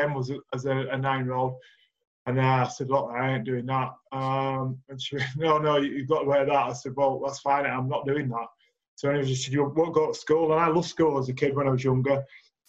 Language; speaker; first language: English; native; English